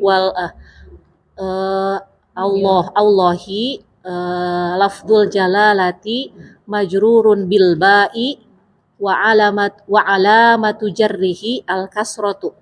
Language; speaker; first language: Arabic; non-native, learner; Indonesian